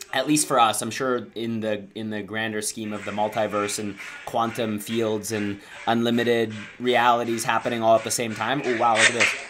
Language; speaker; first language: English; native; English